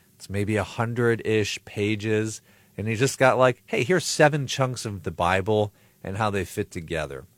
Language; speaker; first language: English; native; English